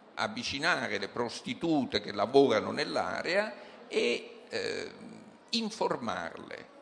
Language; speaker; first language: Italian; native; Italian